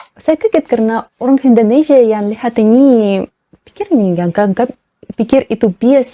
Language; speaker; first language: Indonesian; non-native, learner; Russian